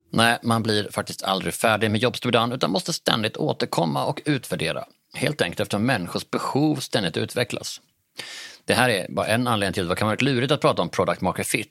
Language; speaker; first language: Swedish; native; Swedish